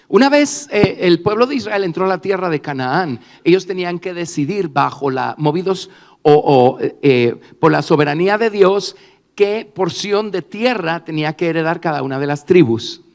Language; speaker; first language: Spanish; native; Spanish